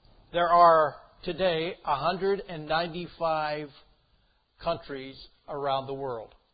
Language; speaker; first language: English; native; English